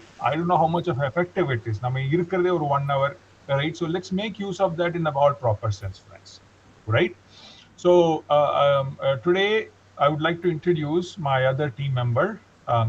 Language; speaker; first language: English; non-native, local second language; Tamil